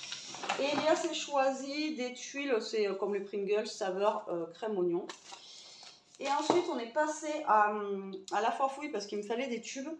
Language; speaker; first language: French; native; French